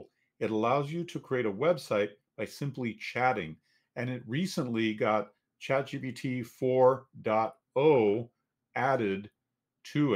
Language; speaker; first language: English; native; English